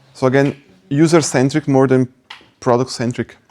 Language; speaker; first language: English; non-native, fluent; Italian